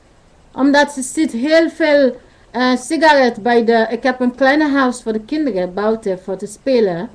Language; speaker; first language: Dutch; non-native, learner; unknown